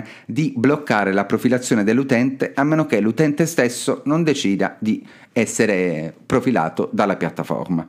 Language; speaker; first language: Italian; native; Italian